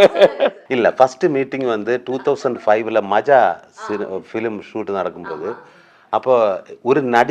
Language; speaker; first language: Tamil; non-native, learner; Malayalam